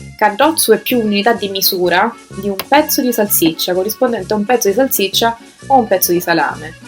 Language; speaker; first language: Italian; native; Italian